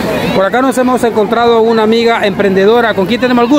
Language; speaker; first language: Spanish; native; Spanish